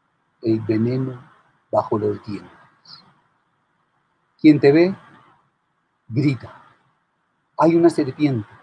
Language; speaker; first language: Spanish; native; Spanish